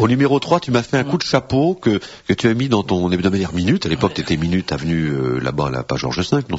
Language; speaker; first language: French; native; French